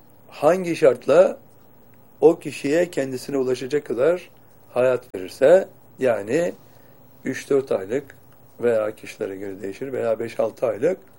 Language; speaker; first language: Turkish; native; Turkish